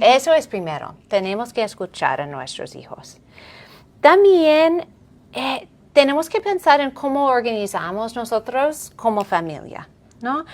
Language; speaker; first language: Spanish; non-native, fluent; English